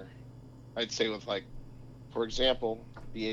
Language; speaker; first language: English; native; English